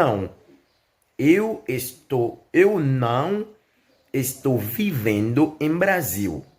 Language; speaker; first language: Portuguese; non-native, learner; Haitian Creole